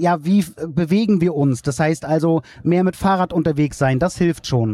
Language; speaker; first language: German; native; German